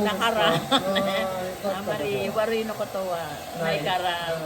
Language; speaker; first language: Japanese; non-native, learner; Filipino